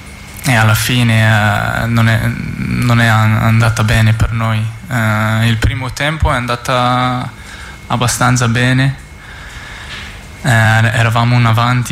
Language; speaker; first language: Italian; non-native, fluent; English